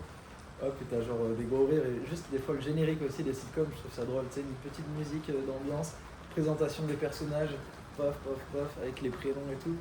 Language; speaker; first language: French; native; French